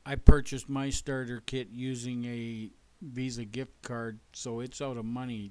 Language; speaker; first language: English; native; English